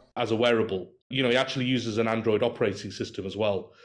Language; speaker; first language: English; native; English